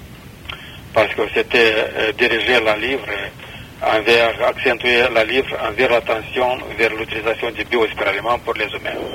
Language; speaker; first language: French; non-native, fluent; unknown